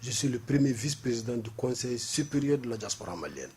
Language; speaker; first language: French; non-native, local second language; Bambara